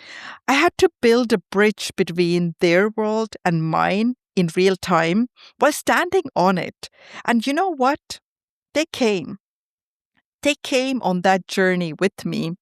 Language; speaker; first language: English; non-native, fluent; Tamil